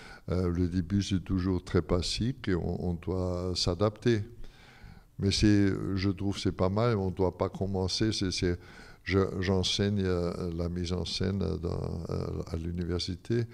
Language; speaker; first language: French; non-native, fluent; German